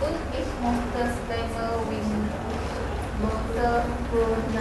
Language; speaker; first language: German; non-native, learner; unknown